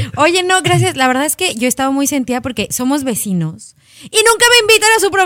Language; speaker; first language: Spanish; native; Spanish